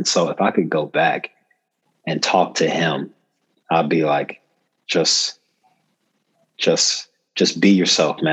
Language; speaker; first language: English; native; English